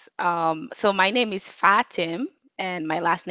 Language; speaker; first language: English; non-native, fluent; Wolof